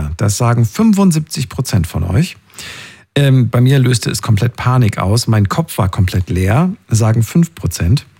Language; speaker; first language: German; native; German